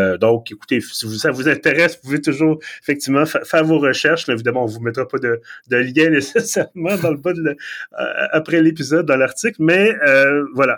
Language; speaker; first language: French; native; French